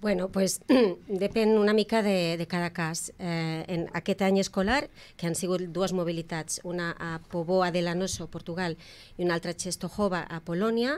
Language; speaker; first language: Catalan; native; Catalan